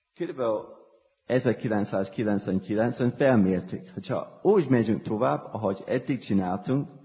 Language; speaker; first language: Hungarian; non-native, fluent; English